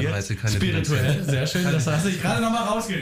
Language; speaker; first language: German; native; German